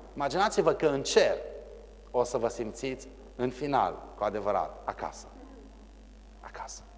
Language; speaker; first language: Romanian; early bilingual, heritage; Romanian